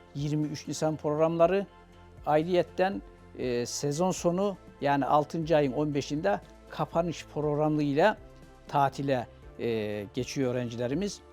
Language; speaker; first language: Turkish; native; Turkish